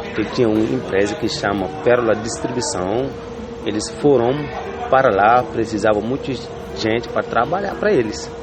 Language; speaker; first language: Portuguese; non-native, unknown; Wolof